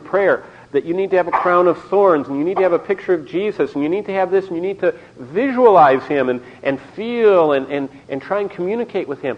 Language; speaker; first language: English; native; English